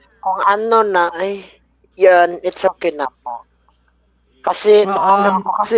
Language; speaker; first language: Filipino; non-native, learner; Indonesian